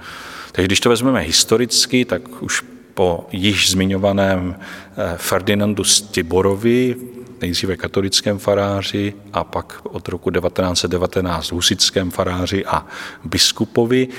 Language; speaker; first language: Czech; native; Czech